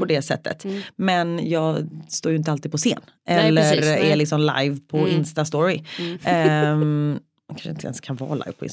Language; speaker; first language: Swedish; native; Swedish